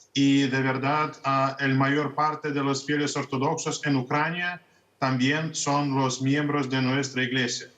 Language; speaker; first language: Spanish; non-native, fluent; Russian